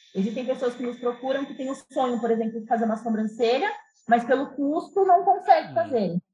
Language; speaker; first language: Portuguese; native; Portuguese